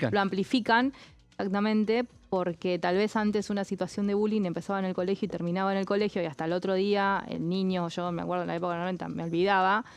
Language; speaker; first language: Spanish; native; Spanish